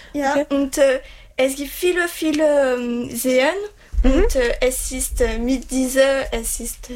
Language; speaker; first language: German; non-native, learner; French